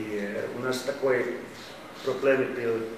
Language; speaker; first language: Russian; non-native, learner; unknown